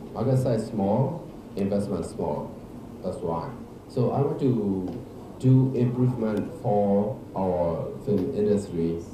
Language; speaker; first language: English; non-native, learner; Burmese